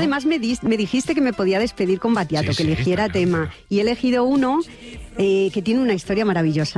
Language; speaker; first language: Spanish; native; Spanish